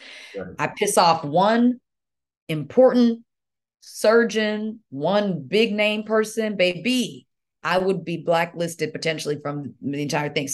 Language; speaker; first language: English; early bilingual, other home language; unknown